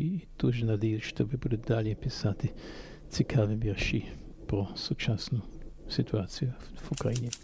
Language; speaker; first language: Ukrainian; non-native, fluent; German